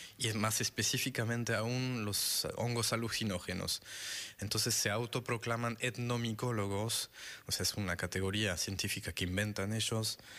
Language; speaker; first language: Spanish; non-native, fluent; French